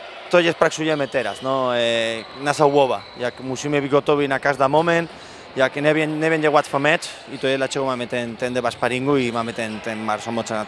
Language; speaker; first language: Polish; non-native, learner; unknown